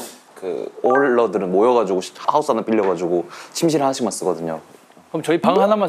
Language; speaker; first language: Korean; native; Korean